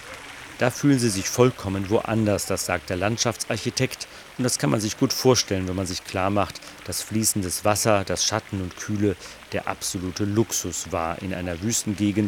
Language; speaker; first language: German; native; German